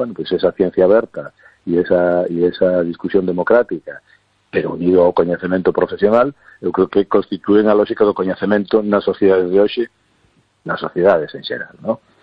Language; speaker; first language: Galician; non-native, local second language; Spanish